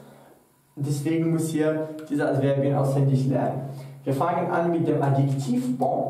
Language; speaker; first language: German; non-native, fluent; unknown